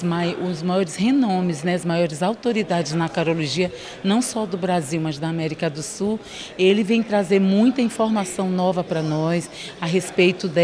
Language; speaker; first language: Portuguese; native; Portuguese